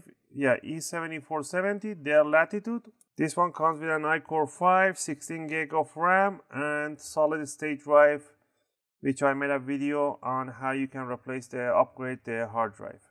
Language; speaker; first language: English; non-native, fluent; Spanish